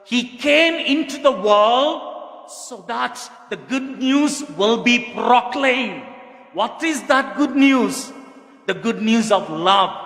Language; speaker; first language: English; non-native, local second language; Tamil